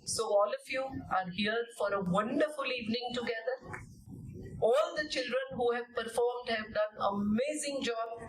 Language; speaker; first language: English; non-native, local second language; Gujarati